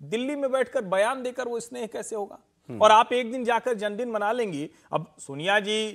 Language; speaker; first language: Hindi; native; Hindi